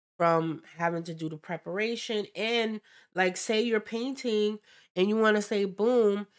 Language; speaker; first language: English; native; English